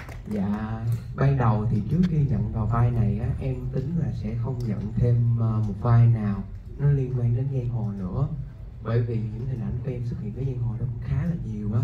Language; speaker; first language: Vietnamese; native; Vietnamese